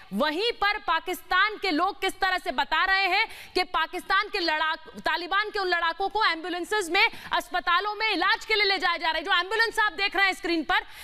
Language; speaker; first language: Hindi; native; Hindi